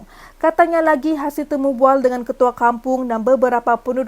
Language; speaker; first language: Malay; native; Malay